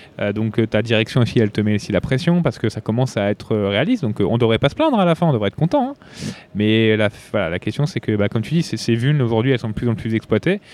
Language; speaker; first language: French; native; French